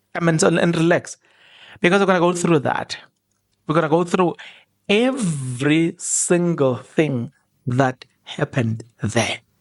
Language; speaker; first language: English; non-native, local second language; Zulu